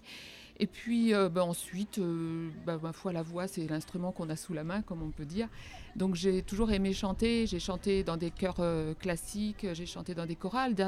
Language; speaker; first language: French; native; French